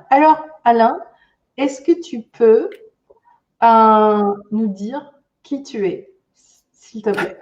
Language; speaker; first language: French; native; French